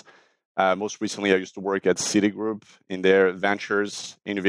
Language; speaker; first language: English; non-native, fluent; French